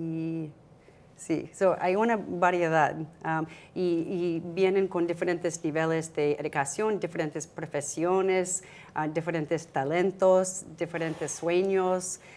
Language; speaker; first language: Spanish; non-native, fluent; English